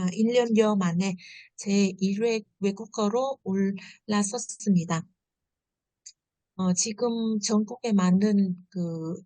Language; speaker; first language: Korean; non-native, fluent; Vietnamese